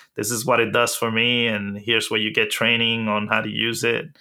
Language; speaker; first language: English; early bilingual, other home language; Spanish